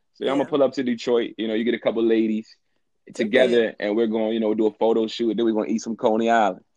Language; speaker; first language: English; native; English